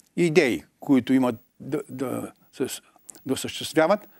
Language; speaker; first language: Bulgarian; native; Bulgarian